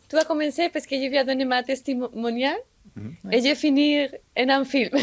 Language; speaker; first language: French; non-native, learner; Spanish